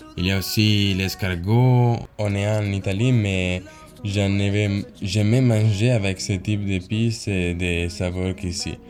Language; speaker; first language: French; non-native, learner; Italian